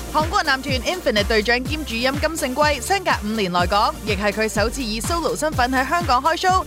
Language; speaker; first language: Chinese; native; Chinese